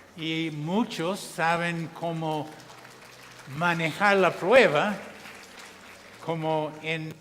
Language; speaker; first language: Spanish; non-native, fluent; English